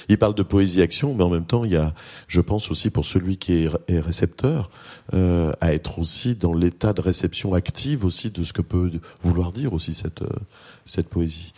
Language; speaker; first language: French; native; French